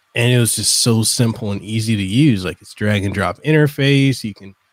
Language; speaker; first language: English; non-native, fluent; Samoan